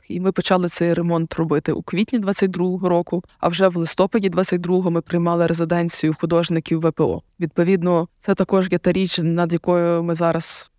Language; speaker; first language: Ukrainian; native; Ukrainian